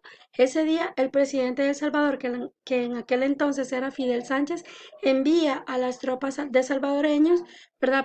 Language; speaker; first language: Spanish; native; Spanish